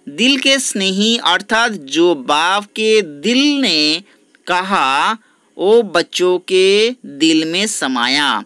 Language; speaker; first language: Hindi; non-native, local second language; Bangla